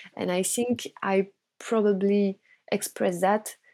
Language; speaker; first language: English; non-native, fluent; French